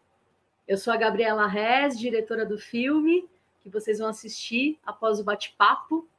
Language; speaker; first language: Portuguese; native; Portuguese